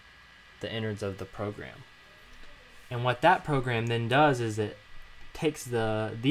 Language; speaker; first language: English; native; English